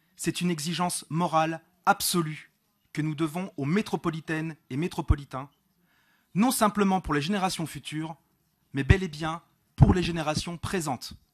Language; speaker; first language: French; native; French